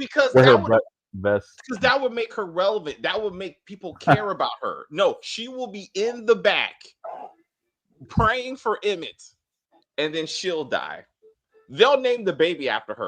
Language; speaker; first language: English; native; English